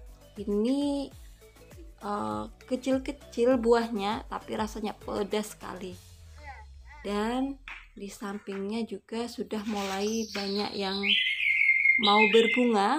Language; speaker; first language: Indonesian; native; Indonesian